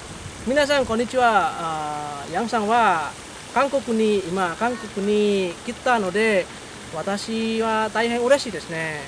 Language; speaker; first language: Japanese; non-native, learner; Indonesian